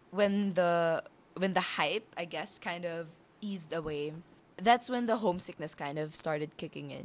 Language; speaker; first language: English; non-native, local second language; Hiligaynon